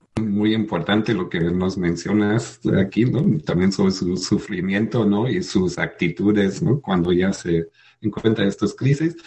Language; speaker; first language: Spanish; native; Spanish